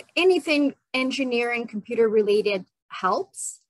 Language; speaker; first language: English; non-native, fluent; Ukrainian